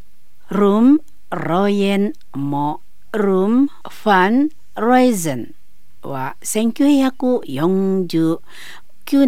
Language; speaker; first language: Japanese; non-native, learner; Indonesian